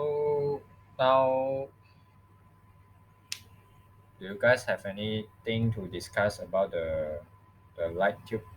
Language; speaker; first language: English; non-native, local second language; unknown